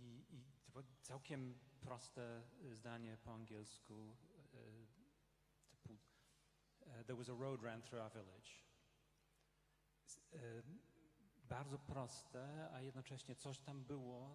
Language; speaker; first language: Polish; non-native, fluent; English